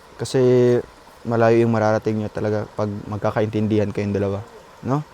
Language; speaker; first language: Filipino; non-native, local second language; Cebuano